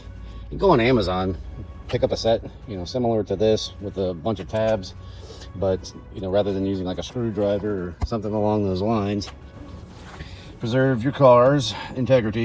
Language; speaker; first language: English; native; English